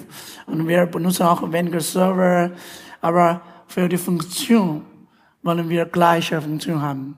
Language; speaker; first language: German; non-native, fluent; Chinese